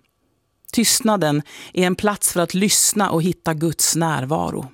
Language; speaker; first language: Swedish; native; Swedish